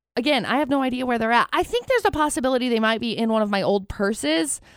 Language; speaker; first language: English; native; English